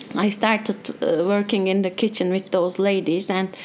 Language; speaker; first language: English; non-native, fluent; Turkish